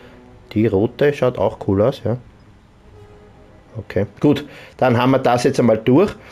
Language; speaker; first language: German; native; German